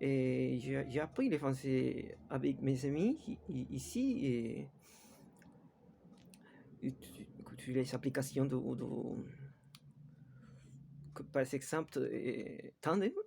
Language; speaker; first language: French; non-native, learner; Spanish